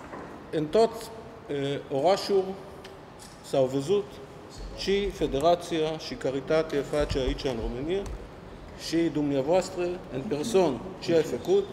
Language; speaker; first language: Romanian; early bilingual, heritage; Hebrew